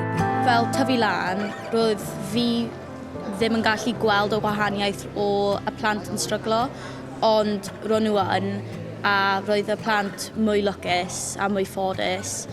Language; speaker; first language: Welsh; non-native, local second language; English